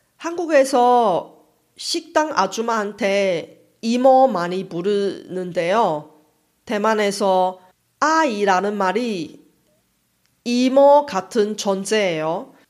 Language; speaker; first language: Korean; non-native, fluent; Chinese